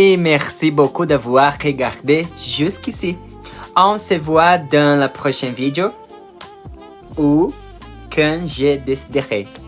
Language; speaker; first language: French; non-native, learner; Portuguese